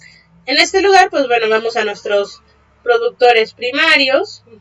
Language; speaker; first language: Spanish; native; Spanish